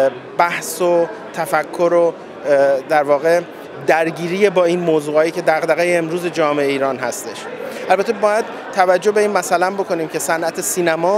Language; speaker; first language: Persian; native; Persian